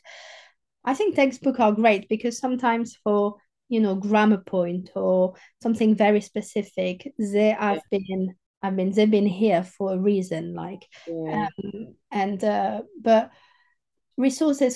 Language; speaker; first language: English; non-native, fluent; French